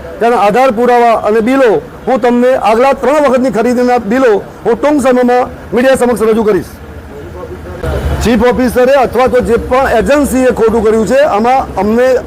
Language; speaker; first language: Gujarati; native; Gujarati